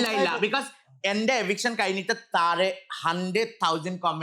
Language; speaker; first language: Malayalam; non-native, learner; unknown